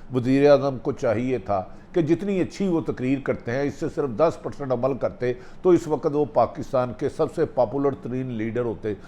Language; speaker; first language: Urdu; native; Urdu